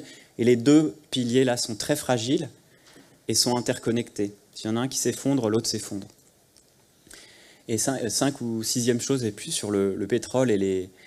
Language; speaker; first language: French; native; French